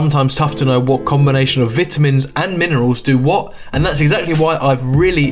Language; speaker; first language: English; native; English